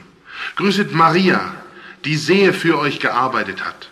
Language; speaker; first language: German; native; German